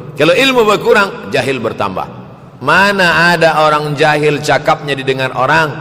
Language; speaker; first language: Malay; native; Malay